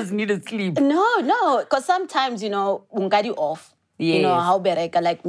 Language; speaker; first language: English; non-native, local second language; Southern Sotho